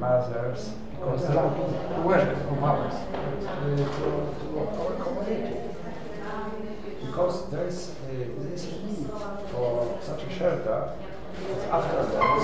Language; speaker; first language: English; non-native, learner; Polish